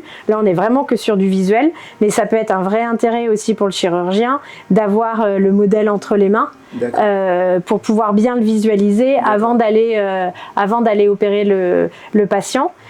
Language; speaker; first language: French; native; French